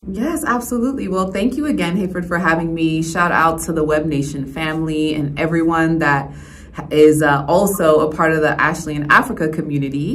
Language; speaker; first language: English; native; English